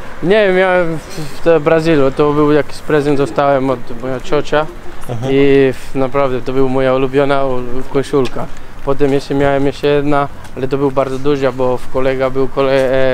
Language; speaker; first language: Polish; non-native, learner; Spanish